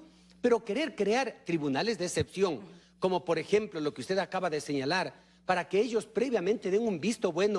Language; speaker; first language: Spanish; native; Spanish